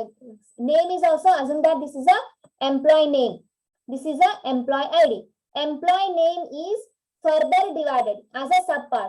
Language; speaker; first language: English; non-native, local second language; Kannada